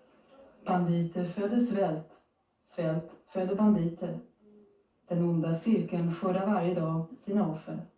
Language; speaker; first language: Swedish; native; Swedish